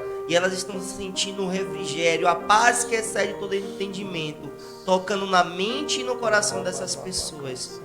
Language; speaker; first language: Portuguese; native; Portuguese